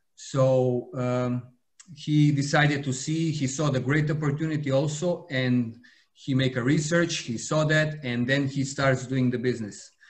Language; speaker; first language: English; non-native, fluent; Serbian